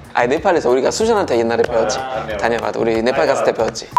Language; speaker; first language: Korean; non-native, fluent; German